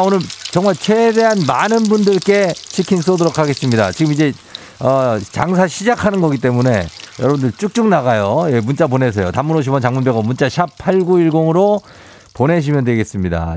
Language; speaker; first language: Korean; native; Korean